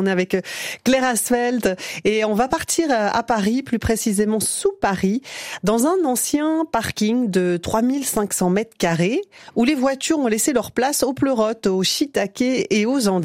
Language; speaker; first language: French; native; French